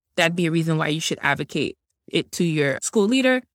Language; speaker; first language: English; early bilingual, other home language; Haitian Creole